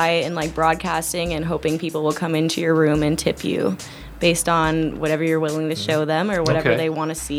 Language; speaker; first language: English; native; English